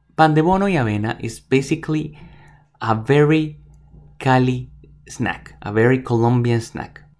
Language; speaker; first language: English; non-native, fluent; Spanish